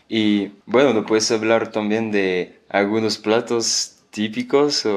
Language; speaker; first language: Spanish; non-native, fluent; French